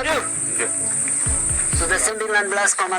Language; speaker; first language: Indonesian; non-native, learner; French